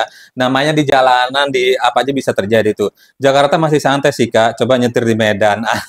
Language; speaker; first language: Indonesian; native; Indonesian